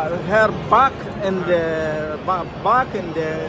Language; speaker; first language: English; non-native, learner; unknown